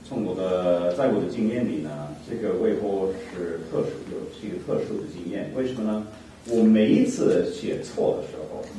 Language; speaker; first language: Chinese; non-native, fluent; English